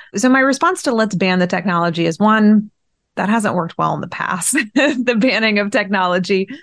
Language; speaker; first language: English; early bilingual, other home language; Persian